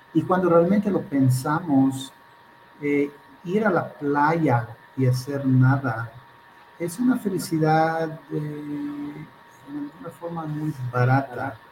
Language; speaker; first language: Spanish; non-native, fluent; Hebrew